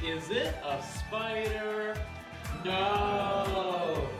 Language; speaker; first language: English; native; English